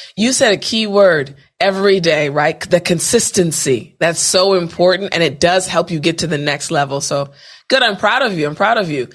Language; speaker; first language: English; native; English